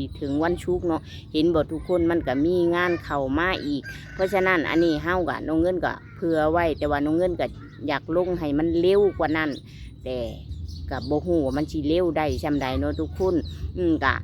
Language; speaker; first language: Thai; non-native, local second language; Lao